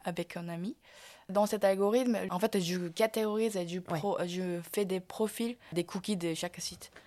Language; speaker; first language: French; non-native, fluent; Korean